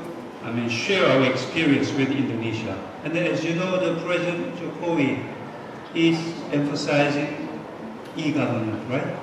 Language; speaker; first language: English; non-native, fluent; Korean